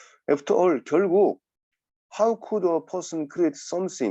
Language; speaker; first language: English; non-native, fluent; Korean